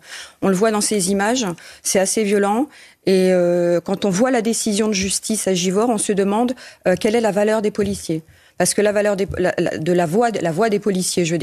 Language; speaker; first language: French; native; French